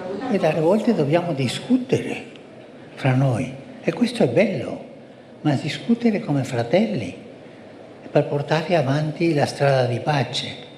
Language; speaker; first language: Italian; non-native, fluent; Spanish